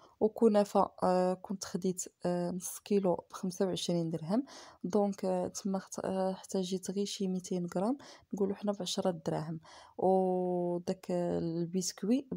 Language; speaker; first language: Arabic; native; Arabic